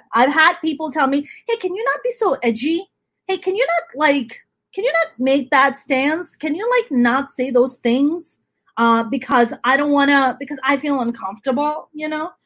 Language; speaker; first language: English; non-native, local second language; Urdu